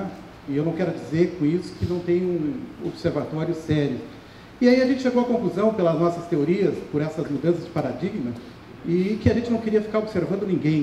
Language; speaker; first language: Portuguese; native; Portuguese